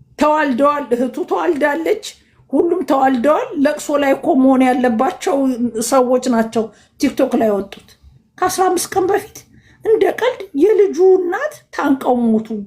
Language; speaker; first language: Amharic; native; Amharic